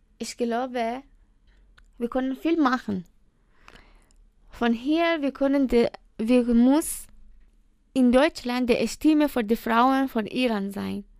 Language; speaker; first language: German; non-native, learner; Persian